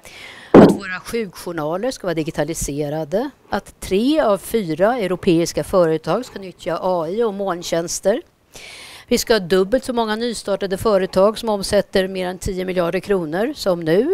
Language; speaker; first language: Swedish; native; Swedish